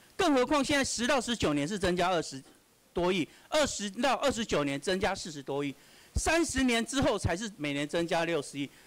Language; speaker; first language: Chinese; native; Chinese